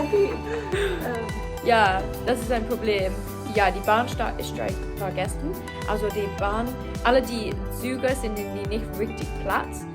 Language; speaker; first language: German; non-native, learner; English